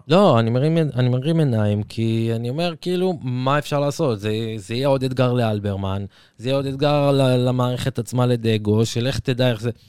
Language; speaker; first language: Hebrew; native; Hebrew